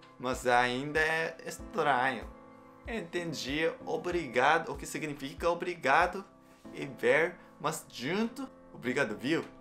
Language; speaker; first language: Portuguese; non-native, learner; Japanese